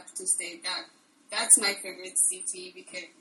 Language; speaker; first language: English; non-native, local second language; Igbo